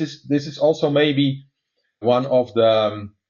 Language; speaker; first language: English; non-native, fluent; Dutch